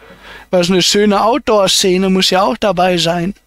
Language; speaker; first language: German; native; German